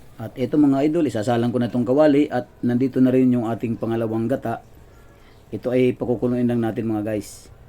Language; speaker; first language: Filipino; non-native, local second language; Cebuano